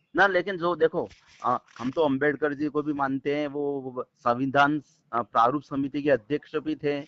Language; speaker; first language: Hindi; native; Hindi